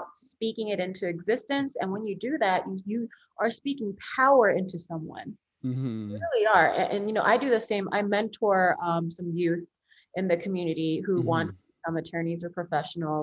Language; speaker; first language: English; early bilingual, other home language; Korean